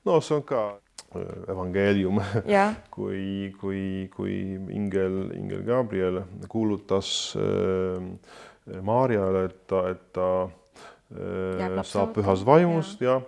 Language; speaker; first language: Estonian; non-native, fluent; Polish